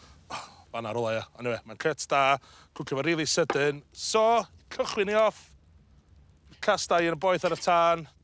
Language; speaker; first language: Welsh; native; Welsh